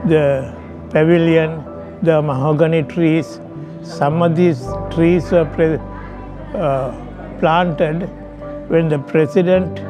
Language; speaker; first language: English; non-native, local second language; Tamil